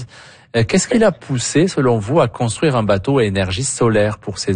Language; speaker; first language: French; native; French